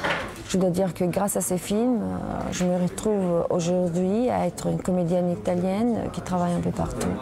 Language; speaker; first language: French; non-native, fluent; Italian